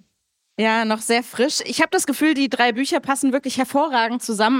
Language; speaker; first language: German; native; German